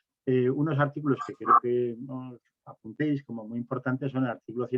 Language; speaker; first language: Spanish; native; Spanish